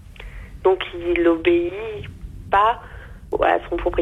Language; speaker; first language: French; native; French